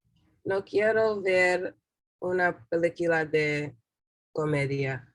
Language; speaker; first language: Spanish; non-native, learner; English